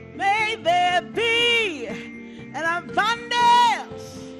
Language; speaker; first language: English; native; English